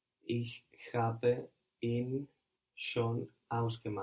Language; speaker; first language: German; non-native, learner; English